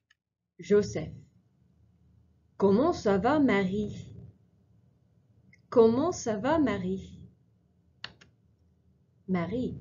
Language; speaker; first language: French; non-native, fluent; English